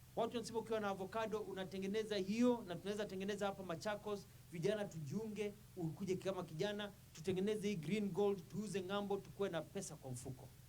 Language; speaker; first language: Swahili; non-native, local second language; Kamba